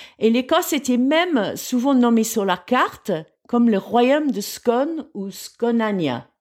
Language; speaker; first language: French; non-native, fluent; English